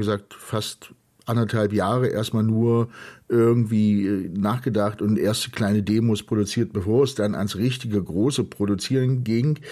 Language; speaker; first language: German; native; German